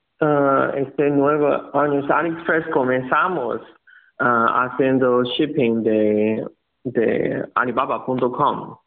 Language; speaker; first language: Spanish; non-native, learner; Chinese